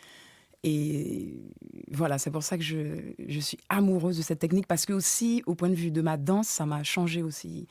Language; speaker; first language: French; native; French